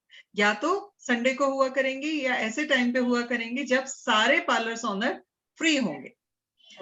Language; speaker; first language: Hindi; native; Hindi